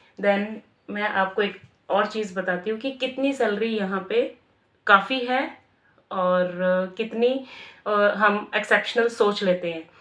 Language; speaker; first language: Hindi; native; Hindi